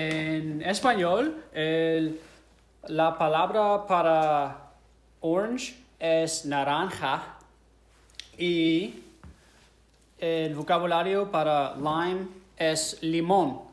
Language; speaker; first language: Spanish; non-native, fluent; English